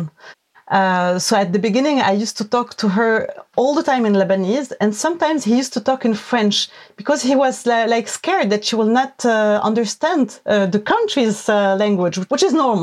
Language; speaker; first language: English; non-native, fluent; Arabic